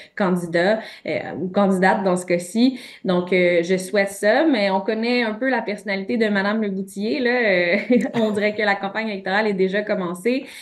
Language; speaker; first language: French; native; French